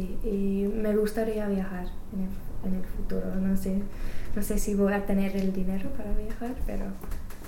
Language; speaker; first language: Spanish; non-native, learner; English